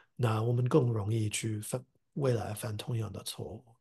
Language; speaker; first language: Chinese; non-native, fluent; English